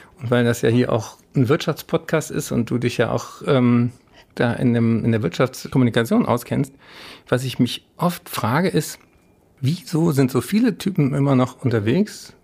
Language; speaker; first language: German; native; German